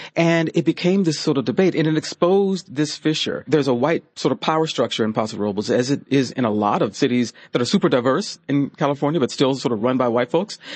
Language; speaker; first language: English; native; English